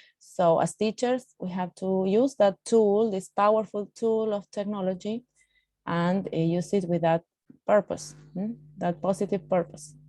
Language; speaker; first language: English; non-native, fluent; Spanish